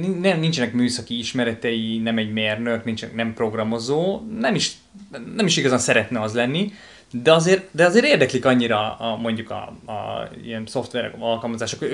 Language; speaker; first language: Hungarian; native; Hungarian